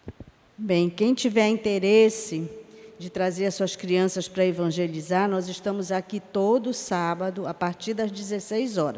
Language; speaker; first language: Portuguese; native; Portuguese